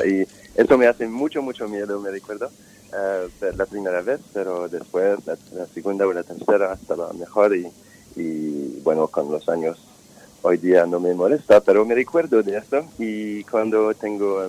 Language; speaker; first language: Spanish; non-native, fluent; French